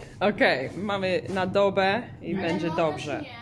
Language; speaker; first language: Polish; non-native, learner; English